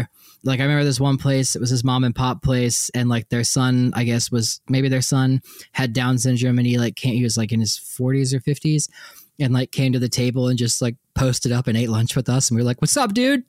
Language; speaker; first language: English; native; English